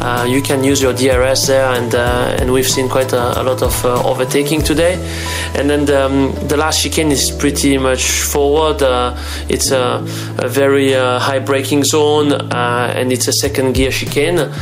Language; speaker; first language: English; non-native, fluent; German